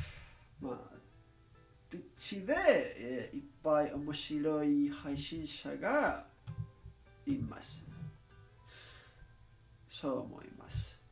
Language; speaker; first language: Japanese; non-native, learner; English